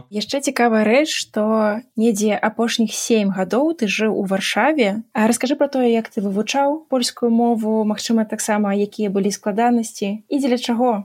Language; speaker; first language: Belarusian; non-native, local second language; Russian